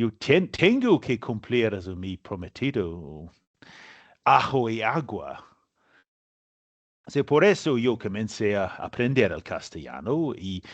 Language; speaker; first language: Spanish; non-native, learner; English